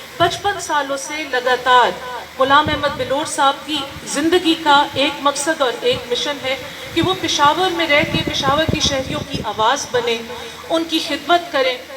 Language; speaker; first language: Urdu; non-native, local second language; Northern Hindko